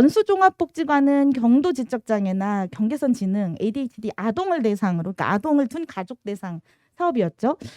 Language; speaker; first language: Korean; native; Korean